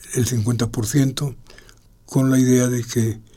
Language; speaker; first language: Spanish; native; Spanish